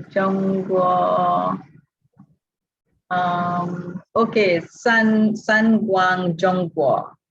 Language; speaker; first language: Chinese; non-native, learner; English